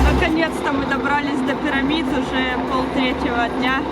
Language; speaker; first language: Russian; native; Russian